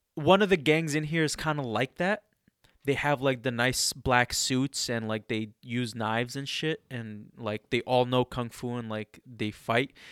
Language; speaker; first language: English; early bilingual, other home language; Arabic